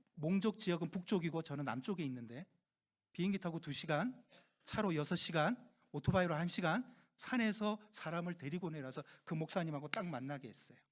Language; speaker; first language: Korean; native; Korean